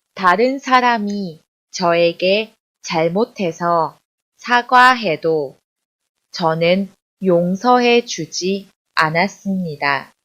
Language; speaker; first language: Korean; non-native, fluent; Chinese